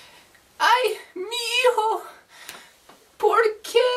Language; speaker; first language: Spanish; non-native, learner; English